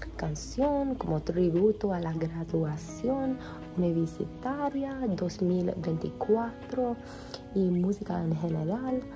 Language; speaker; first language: Spanish; non-native, learner; English